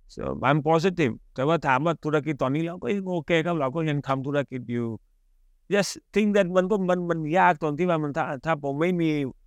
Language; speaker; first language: Thai; early bilingual, other home language; Hindi